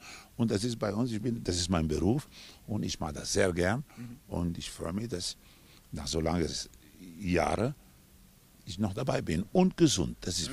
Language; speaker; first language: German; non-native, fluent; Spanish